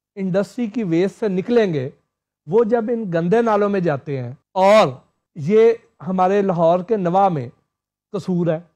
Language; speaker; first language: Urdu; non-native, local second language; Punjabi